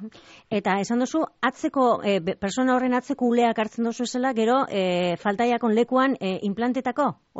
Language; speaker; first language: Basque; native; Basque